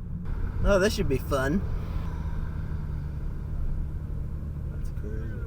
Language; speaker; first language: English; native; English